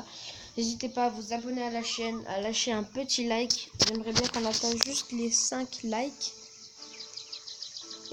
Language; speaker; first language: French; native; French